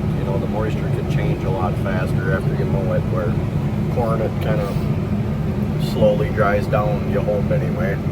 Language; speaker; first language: English; native; English